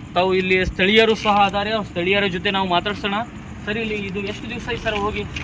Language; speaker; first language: Kannada; native; Kannada